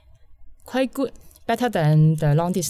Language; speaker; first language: English; non-native, learner; Cantonese